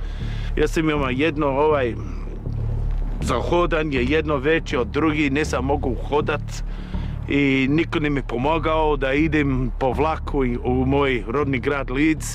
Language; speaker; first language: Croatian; non-native, fluent; English